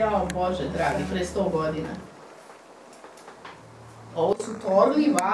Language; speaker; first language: Croatian; native; Croatian